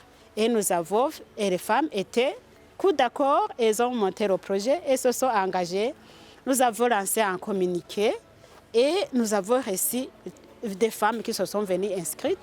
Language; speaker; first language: French; non-native, local second language; Rundi